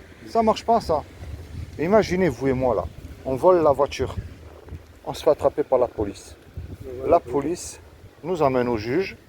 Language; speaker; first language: French; native; French